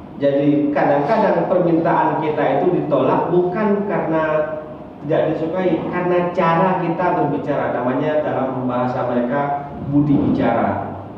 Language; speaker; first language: Indonesian; non-native, local second language; Achinese